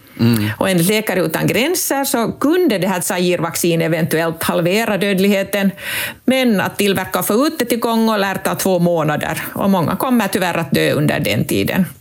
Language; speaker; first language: Swedish; non-native, local second language; Finnish